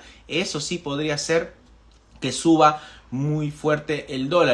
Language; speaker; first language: Spanish; native; Spanish